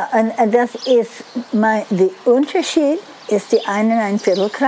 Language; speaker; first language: German; non-native, fluent; English